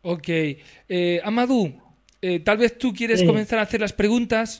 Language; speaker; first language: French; non-native, fluent; Spanish